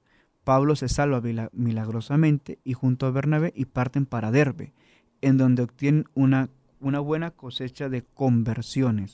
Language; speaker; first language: Spanish; native; Spanish